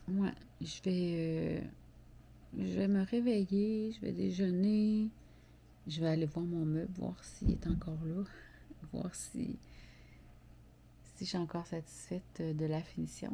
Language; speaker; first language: French; native; French